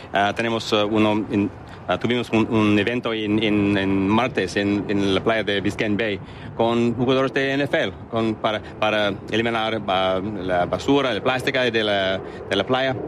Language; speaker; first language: Spanish; non-native, learner; English